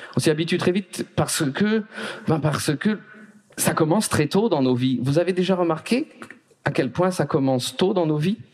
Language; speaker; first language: French; native; French